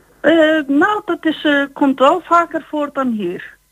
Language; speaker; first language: Dutch; non-native, fluent; Icelandic